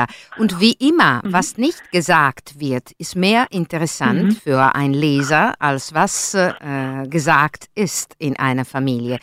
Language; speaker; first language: German; non-native, learner; Italian